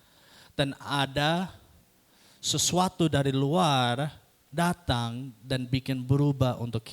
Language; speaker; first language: Indonesian; non-native, fluent; English